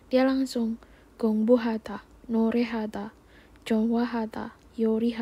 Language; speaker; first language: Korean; non-native, fluent; Indonesian